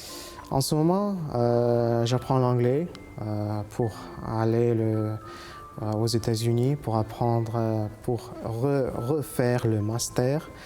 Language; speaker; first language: French; non-native, fluent; Uzbek